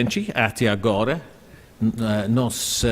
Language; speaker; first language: Portuguese; non-native, fluent; English